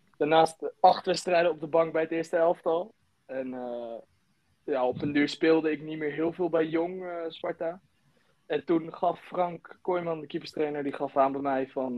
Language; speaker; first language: Dutch; native; Dutch